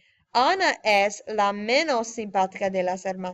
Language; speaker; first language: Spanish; non-native, fluent; English